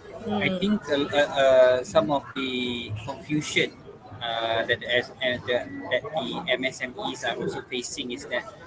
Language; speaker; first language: English; non-native, local second language; Malay